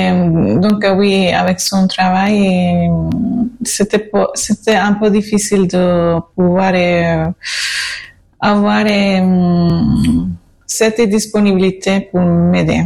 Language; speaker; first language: French; non-native, fluent; Spanish